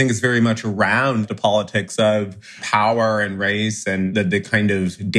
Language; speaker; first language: English; native; English